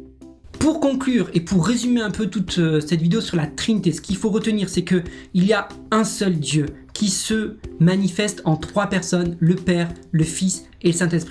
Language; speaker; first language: French; native; French